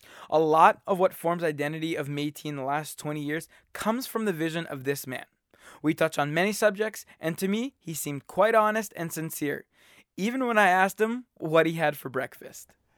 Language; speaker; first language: English; native; English